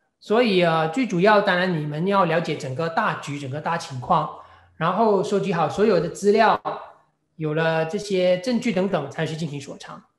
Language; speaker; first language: Chinese; native; Chinese